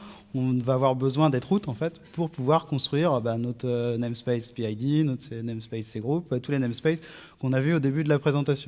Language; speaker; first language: French; native; French